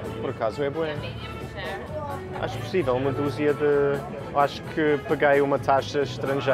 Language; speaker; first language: Portuguese; native; Portuguese